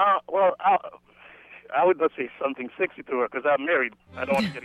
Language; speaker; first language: English; non-native, fluent; Haitian Creole